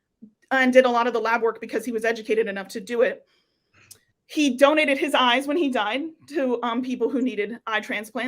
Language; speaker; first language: English; native; English